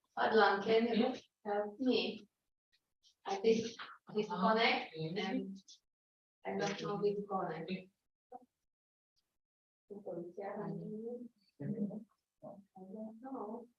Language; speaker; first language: English; non-native, learner; Slovak